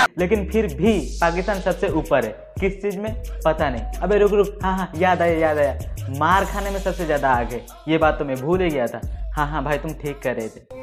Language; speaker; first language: Hindi; native; Hindi